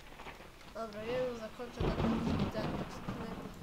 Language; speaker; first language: Polish; native; Polish